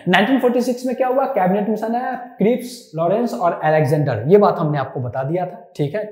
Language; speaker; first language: Hindi; non-native, local second language; Maithili